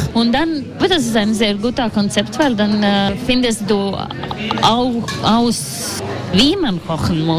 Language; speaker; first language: German; non-native, learner; Latvian